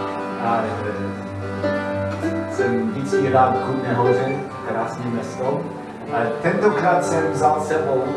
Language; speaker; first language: Czech; non-native, learner; English